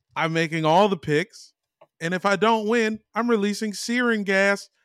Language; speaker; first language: English; native; English